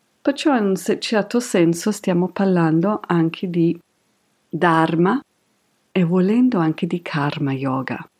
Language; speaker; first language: Italian; non-native, fluent; English